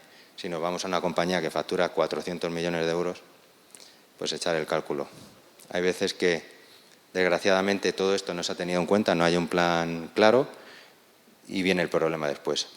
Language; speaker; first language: Spanish; native; Spanish